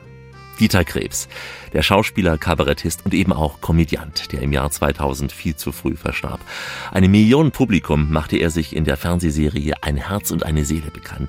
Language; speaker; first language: German; native; German